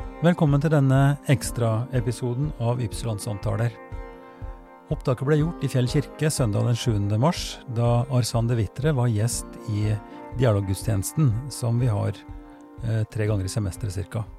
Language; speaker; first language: Norwegian; native; Norwegian